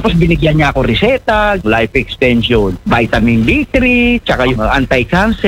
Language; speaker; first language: Filipino; non-native, local second language; Hiligaynon